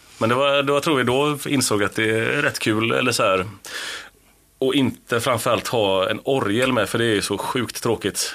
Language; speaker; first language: Swedish; native; Swedish